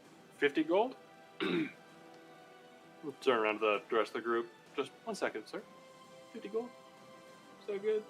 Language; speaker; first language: English; native; English